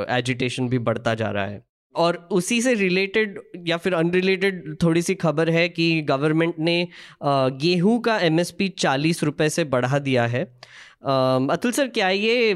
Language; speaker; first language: Hindi; non-native, local second language; Marathi